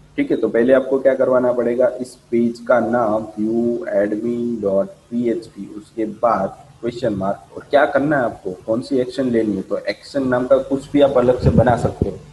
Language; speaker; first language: Hindi; non-native, local second language; Gujarati